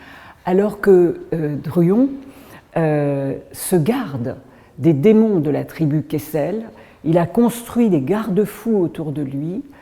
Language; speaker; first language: French; native; French